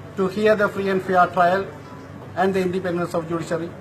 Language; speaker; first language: English; non-native, local second language; Tamil